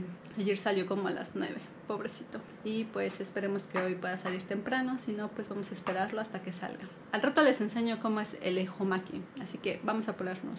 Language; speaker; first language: Spanish; native; Spanish